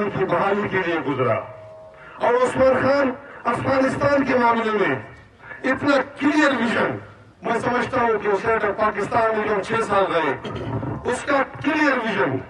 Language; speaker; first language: Urdu; non-native, local second language; Baluchi